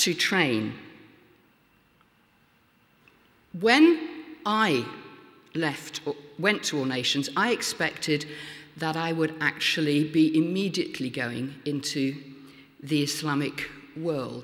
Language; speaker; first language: English; native; English